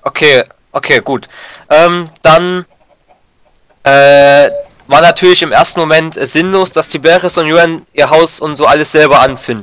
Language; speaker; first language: German; native; German